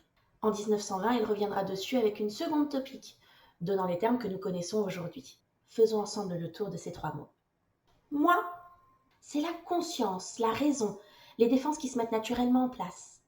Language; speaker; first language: French; native; French